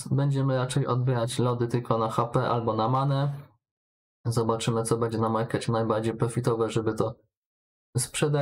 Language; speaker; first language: Polish; native; Polish